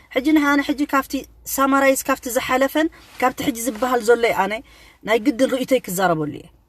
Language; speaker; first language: Tigrinya; native; Tigrinya